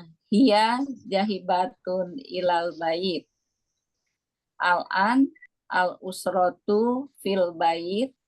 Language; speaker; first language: Arabic; non-native, learner; Indonesian